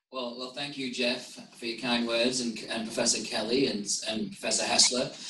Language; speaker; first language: English; native; English